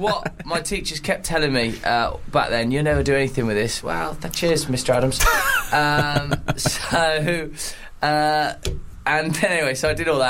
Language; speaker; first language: English; native; English